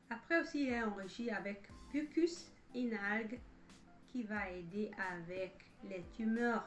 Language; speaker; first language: French; non-native, fluent; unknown